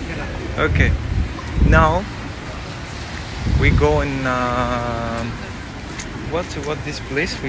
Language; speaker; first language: English; non-native, learner; Arabic